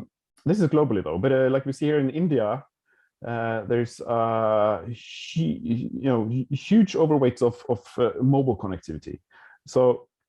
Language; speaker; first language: English; non-native, fluent; Norwegian